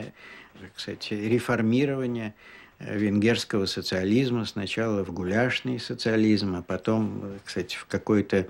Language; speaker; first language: Russian; native; Russian